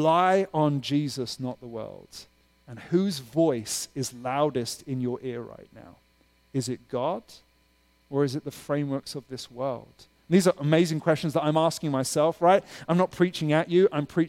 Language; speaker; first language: English; native; English